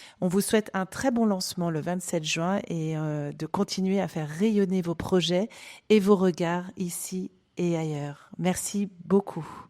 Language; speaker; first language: French; native; French